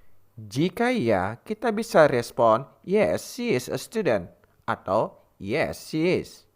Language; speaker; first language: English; non-native, fluent; Indonesian